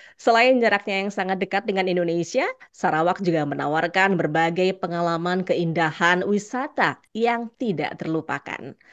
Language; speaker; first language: Indonesian; native; Indonesian